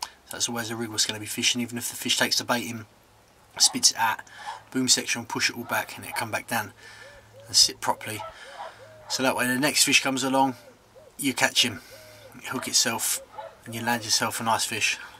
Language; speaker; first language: English; native; English